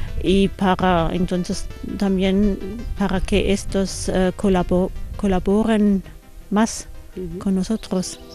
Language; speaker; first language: Spanish; non-native, fluent; German